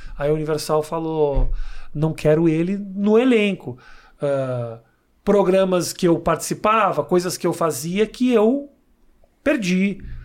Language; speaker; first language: Portuguese; native; Portuguese